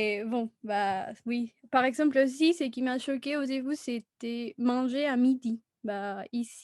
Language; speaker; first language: French; non-native, fluent; Spanish